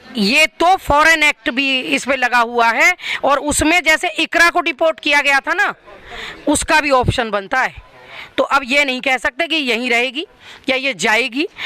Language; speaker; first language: Hindi; native; Hindi